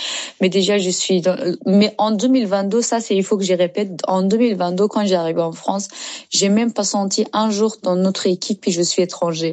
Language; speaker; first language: French; non-native, learner; Persian